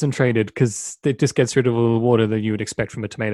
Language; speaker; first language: English; native; English